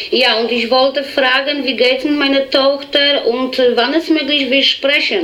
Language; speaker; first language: German; non-native, learner; Polish